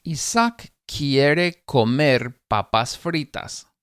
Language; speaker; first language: Spanish; non-native, fluent; English